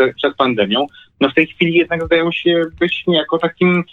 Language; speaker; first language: Polish; native; Polish